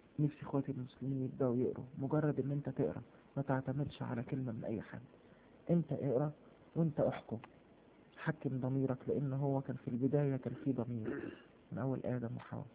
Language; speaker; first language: Arabic; native; Arabic